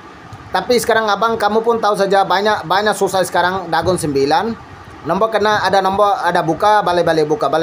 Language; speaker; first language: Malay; non-native, learner; Bangla